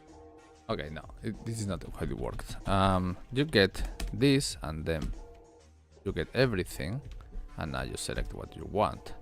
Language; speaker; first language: English; non-native, fluent; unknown